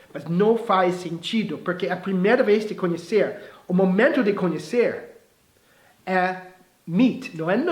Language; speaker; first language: Portuguese; non-native, fluent; English